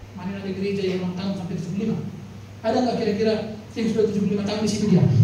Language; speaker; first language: Indonesian; non-native, local second language; Batak Toba